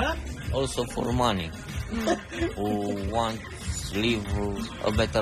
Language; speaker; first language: English; non-native, learner; Romanian